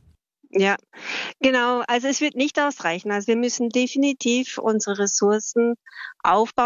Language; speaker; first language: German; native; German